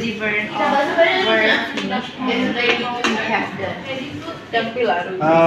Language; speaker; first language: English; non-native, learner; Indonesian